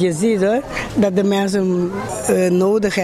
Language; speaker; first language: Dutch; non-native, learner; Spanish